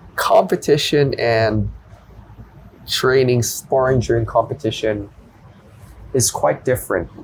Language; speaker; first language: English; non-native, local second language; Filipino